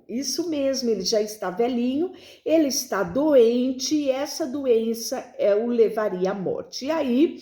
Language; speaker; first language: Portuguese; native; Portuguese